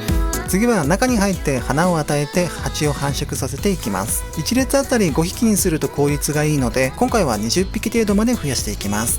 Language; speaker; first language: Japanese; native; Japanese